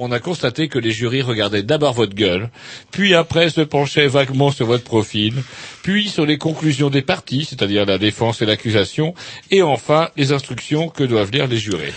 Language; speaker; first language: French; native; French